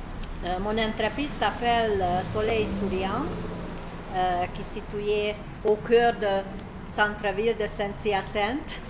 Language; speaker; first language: French; non-native, learner; Hungarian